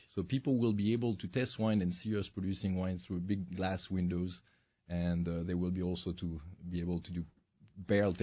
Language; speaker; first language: English; non-native, fluent; French